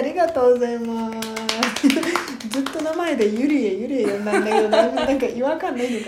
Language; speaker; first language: Japanese; non-native, fluent; Russian